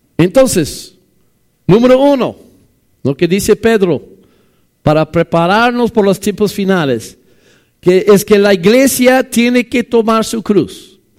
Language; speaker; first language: Spanish; non-native, fluent; English